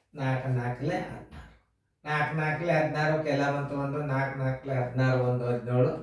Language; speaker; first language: Kannada; native; Kannada